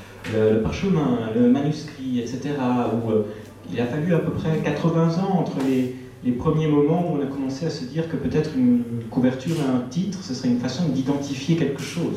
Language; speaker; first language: French; native; French